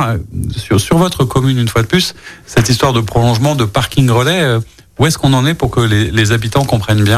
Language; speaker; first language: French; native; French